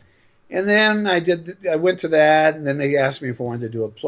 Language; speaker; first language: English; native; English